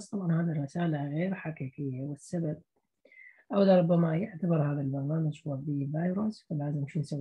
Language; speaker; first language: Arabic; native; Arabic